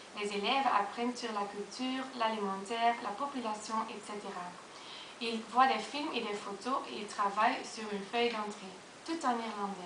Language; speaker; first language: French; non-native, learner; Dutch